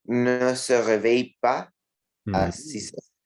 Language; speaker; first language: French; non-native, learner; Spanish